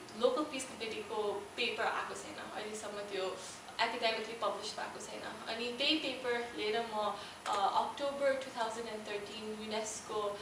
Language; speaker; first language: Nepali; early bilingual, heritage; Nepali